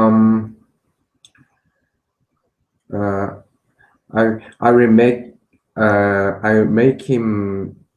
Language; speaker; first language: English; non-native, learner; Korean